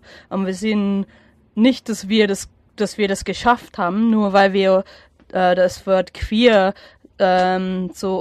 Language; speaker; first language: German; non-native, fluent; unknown